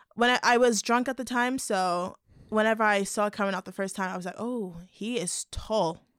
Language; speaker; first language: English; native; English